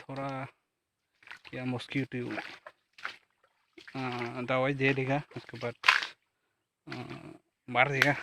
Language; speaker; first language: Hindi; non-native, local second language; Kok Borok